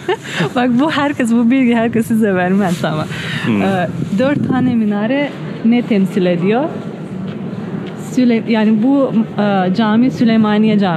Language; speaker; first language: Turkish; non-native, fluent; Slovenian